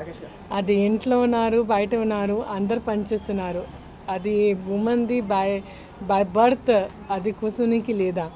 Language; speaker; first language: Telugu; non-native, learner; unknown